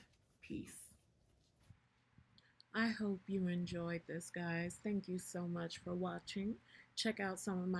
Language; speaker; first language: English; native; English